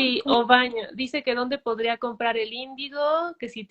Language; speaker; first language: Spanish; native; Spanish